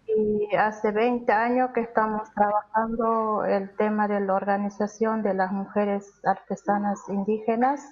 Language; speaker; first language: Spanish; non-native, local second language; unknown